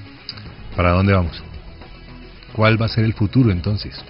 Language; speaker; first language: Spanish; native; Spanish